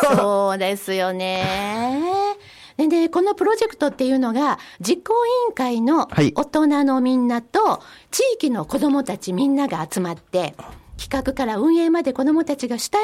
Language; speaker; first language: Japanese; native; Japanese